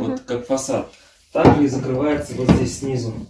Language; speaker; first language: Russian; native; Russian